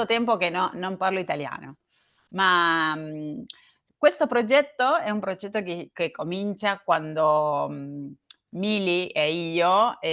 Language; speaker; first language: Italian; non-native, learner; Spanish